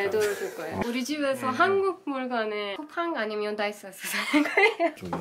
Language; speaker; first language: Korean; non-native, learner; Persian